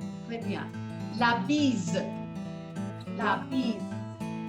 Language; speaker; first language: French; non-native, fluent; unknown